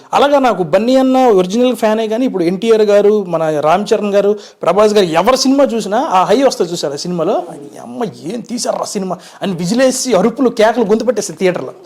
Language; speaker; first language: Telugu; native; Telugu